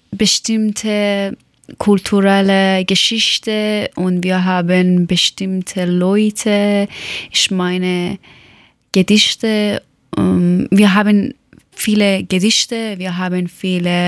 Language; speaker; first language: German; non-native, learner; Persian